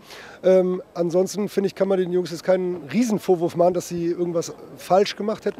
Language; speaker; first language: German; native; German